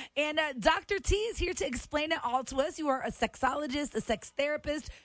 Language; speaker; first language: English; native; English